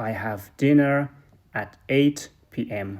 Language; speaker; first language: English; non-native, fluent; Persian